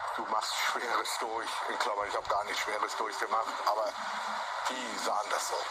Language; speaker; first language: German; native; German